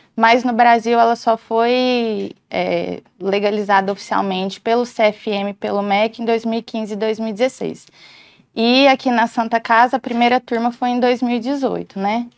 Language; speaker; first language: Portuguese; native; Portuguese